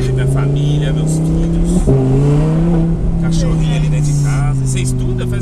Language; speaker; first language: Portuguese; native; Portuguese